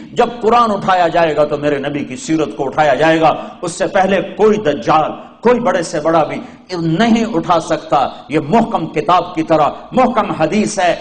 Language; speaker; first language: Urdu; non-native, local second language; Punjabi